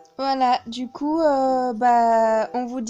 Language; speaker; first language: French; native; French